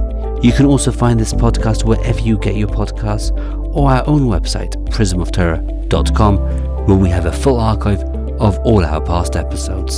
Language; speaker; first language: English; native; English